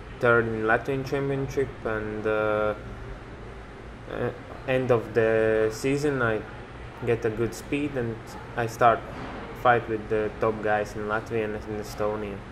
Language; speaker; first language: English; non-native, learner; Latvian